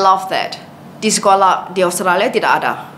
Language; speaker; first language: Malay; non-native, fluent; English